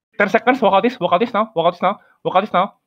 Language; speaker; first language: English; non-native, learner; Indonesian